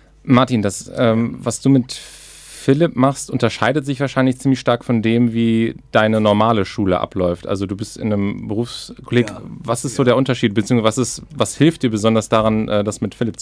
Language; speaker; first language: German; native; German